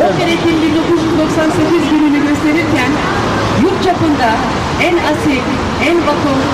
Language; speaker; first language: Turkish; native; Turkish